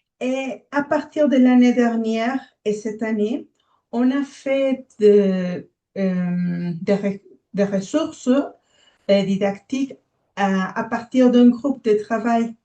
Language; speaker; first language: French; non-native, fluent; Spanish